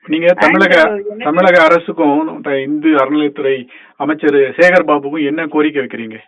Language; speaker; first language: Tamil; native; Tamil